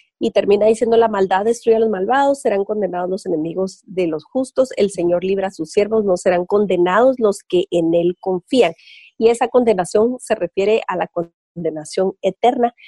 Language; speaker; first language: Spanish; native; Spanish